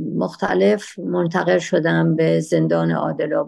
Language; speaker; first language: Persian; native; Persian